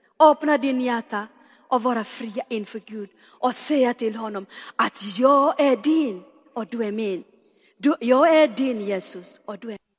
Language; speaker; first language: Swedish; non-native, fluent; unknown